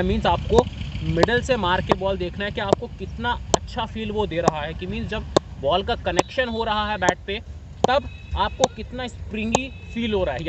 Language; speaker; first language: Hindi; native; Hindi